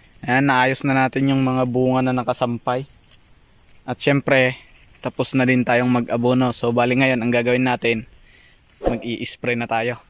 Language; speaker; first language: Filipino; non-native, local second language; Iloko